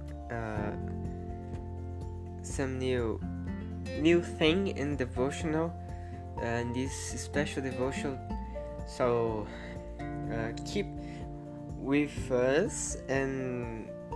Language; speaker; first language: English; non-native, learner; Portuguese